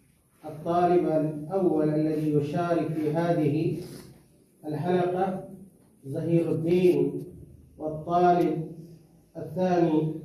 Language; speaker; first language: Arabic; non-native, fluent; Urdu